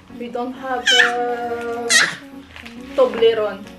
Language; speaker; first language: English; non-native, learner; Filipino